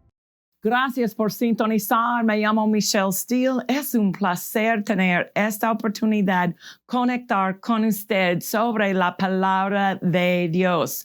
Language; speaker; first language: Spanish; non-native, fluent; English